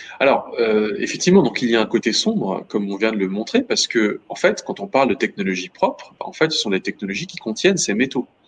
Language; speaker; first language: French; native; French